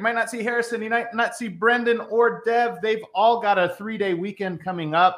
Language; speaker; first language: English; native; English